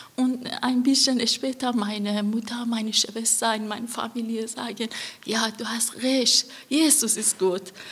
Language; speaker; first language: German; non-native, learner; Persian